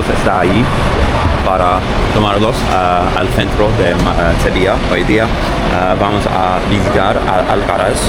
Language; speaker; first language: Spanish; non-native, learner; English